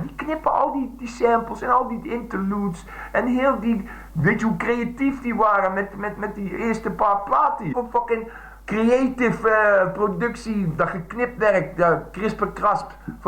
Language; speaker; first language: Dutch; native; Dutch